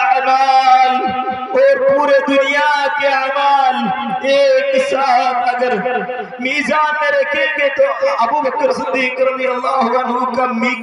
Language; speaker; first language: Urdu; non-native, fluent; Bangla